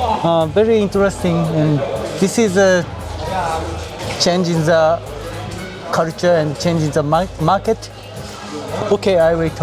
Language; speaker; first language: English; non-native, learner; Japanese